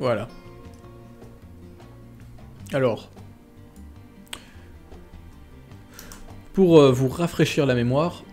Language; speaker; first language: French; native; French